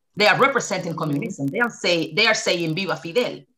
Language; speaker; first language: English; early bilingual, other home language; Spanish